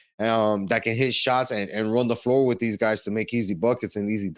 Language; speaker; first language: English; native; English